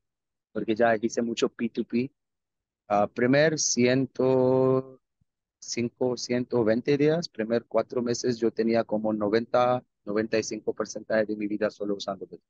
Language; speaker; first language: Spanish; non-native, learner; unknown